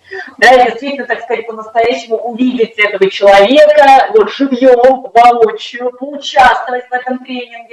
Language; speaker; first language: Russian; native; Russian